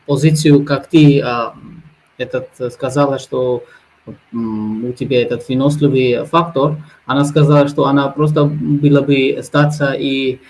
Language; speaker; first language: Russian; non-native, fluent; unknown